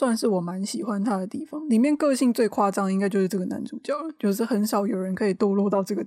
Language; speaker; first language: Chinese; native; Chinese